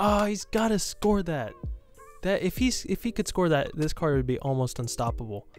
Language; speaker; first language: English; native; English